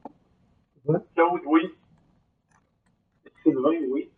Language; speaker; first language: French; native; French